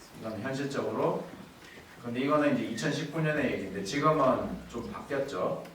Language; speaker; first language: Korean; native; Korean